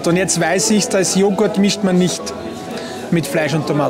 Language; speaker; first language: German; native; German